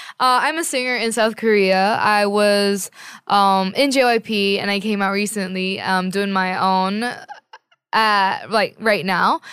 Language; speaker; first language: English; non-native, fluent; Korean